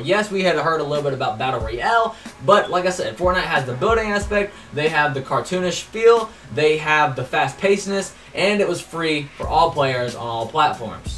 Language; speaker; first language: English; native; English